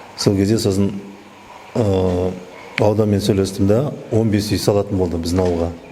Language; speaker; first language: Kazakh; native; Kazakh